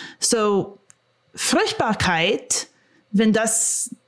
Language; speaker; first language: German; non-native, fluent; English